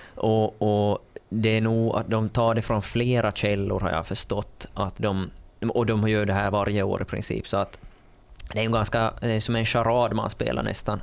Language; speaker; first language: Swedish; native; Swedish